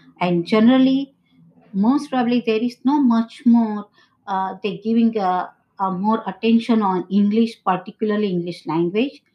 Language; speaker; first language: English; non-native, local second language; Gujarati